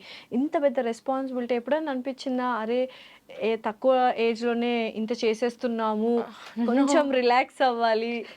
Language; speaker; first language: Telugu; native; Telugu